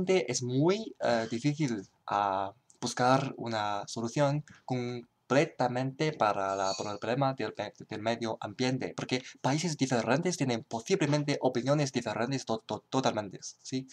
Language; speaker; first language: Spanish; non-native, learner; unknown